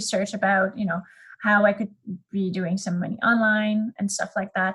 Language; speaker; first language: English; non-native, fluent; French